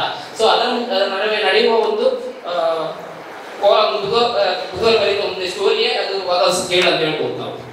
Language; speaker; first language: Kannada; non-native, local second language; Konkani